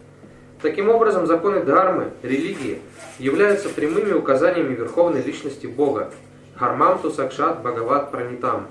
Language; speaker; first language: Russian; native; Russian